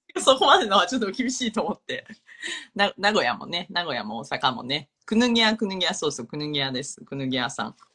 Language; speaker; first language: Japanese; non-native, fluent; Chinese